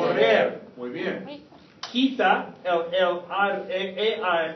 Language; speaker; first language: Spanish; non-native, fluent; English